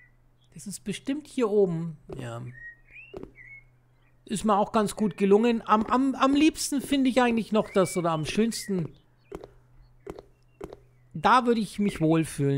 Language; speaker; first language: German; native; German